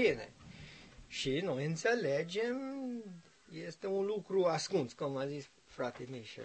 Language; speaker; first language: Romanian; non-native, learner; English